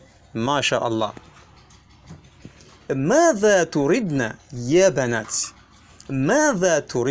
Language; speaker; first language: Arabic; non-native, fluent; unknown